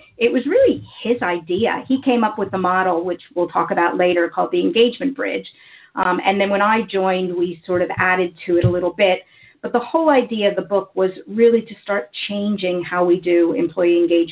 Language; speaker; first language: English; native; English